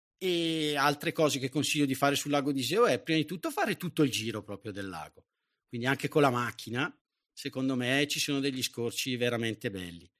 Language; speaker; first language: Italian; native; Italian